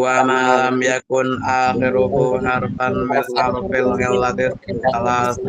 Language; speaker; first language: Arabic; non-native, learner; Indonesian